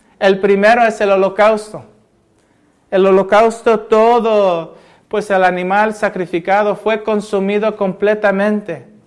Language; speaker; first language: Spanish; early bilingual, heritage; Spanish